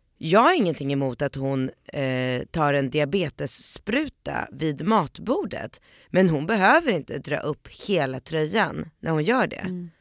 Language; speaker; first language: Swedish; early bilingual, other home language; Polish